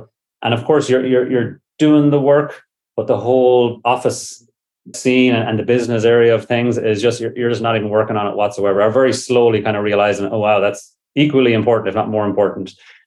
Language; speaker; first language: English; native; English